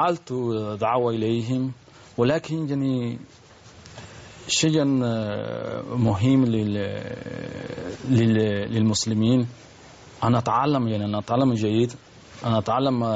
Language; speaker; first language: Arabic; non-native, learner; Spanish